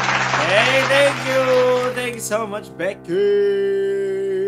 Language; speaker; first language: English; non-native, local second language; Filipino